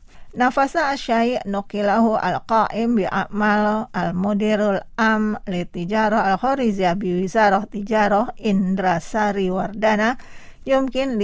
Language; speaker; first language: Arabic; non-native, fluent; Indonesian